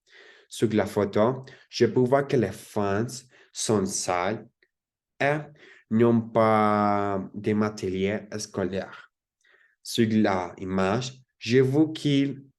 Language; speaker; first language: French; non-native, learner; Spanish